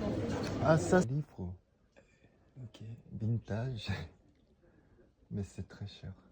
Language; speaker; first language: French; non-native, fluent; Korean